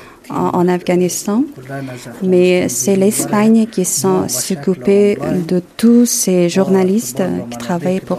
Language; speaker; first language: French; non-native, fluent; Persian